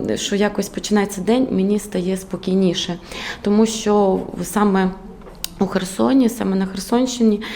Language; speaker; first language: Ukrainian; native; Ukrainian